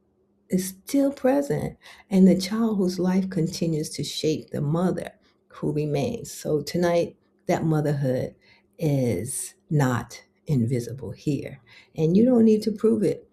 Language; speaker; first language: English; native; English